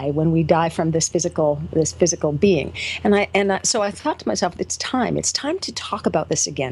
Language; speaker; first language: English; native; English